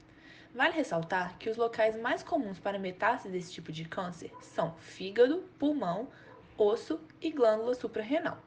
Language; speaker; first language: Portuguese; native; Portuguese